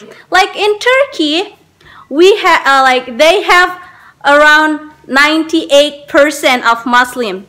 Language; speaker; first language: English; non-native, learner; Indonesian